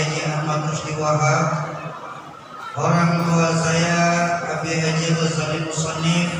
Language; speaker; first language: Indonesian; native; Indonesian